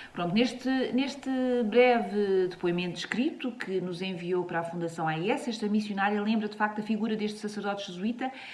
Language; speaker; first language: Portuguese; native; Portuguese